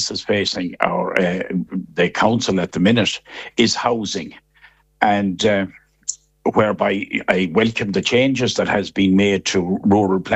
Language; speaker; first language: English; native; English